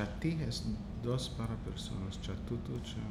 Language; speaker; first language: Spanish; non-native, learner; English